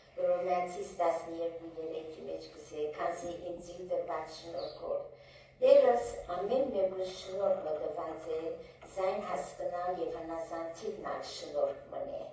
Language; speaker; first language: Armenian; early bilingual, heritage; Armenian